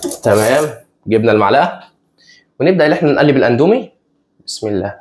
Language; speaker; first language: Arabic; native; Arabic